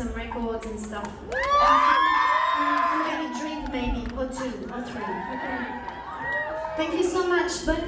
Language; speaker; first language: English; non-native, fluent; French